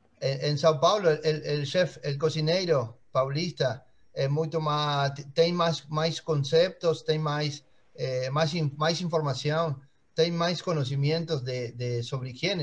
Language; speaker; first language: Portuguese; non-native, learner; Spanish